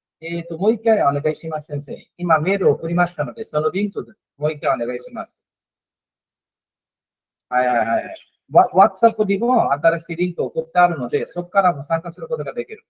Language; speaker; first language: Japanese; non-native, fluent; Bangla